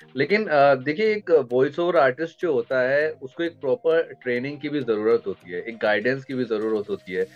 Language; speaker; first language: Hindi; native; Hindi